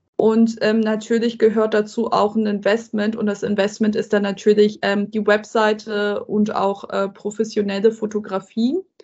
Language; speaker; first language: German; early bilingual, other home language; Persian